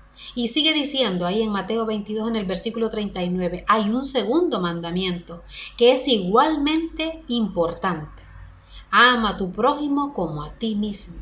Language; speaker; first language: Spanish; native; Spanish